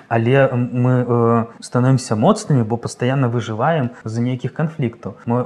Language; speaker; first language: Belarusian; native; Belarusian